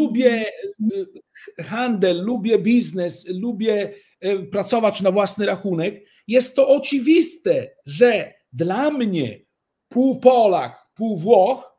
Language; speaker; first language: Polish; early bilingual, heritage; Italian